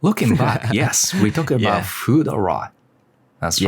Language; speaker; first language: English; non-native, learner; Japanese